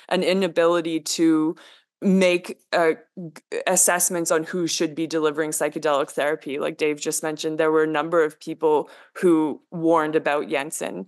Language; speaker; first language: English; native; English